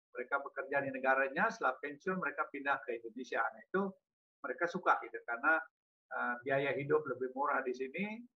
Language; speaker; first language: Indonesian; native; Indonesian